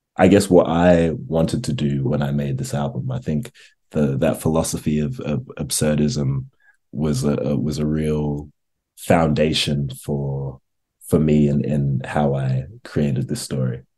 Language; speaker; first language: English; native; English